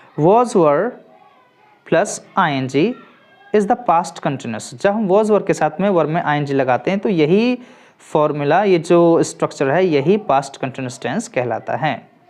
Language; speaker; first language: Hindi; native; Hindi